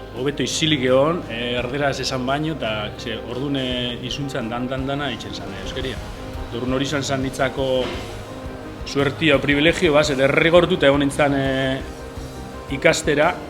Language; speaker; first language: Basque; non-native, local second language; Spanish